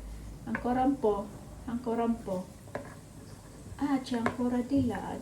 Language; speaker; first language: Italian; non-native, learner; Filipino